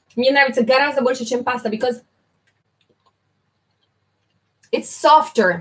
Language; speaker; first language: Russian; early bilingual, heritage; Italian